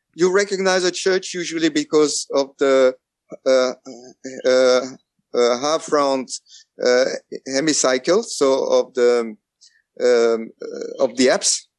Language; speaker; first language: English; non-native, fluent; French